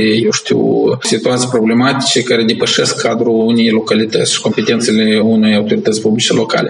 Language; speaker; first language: Romanian; native; Romanian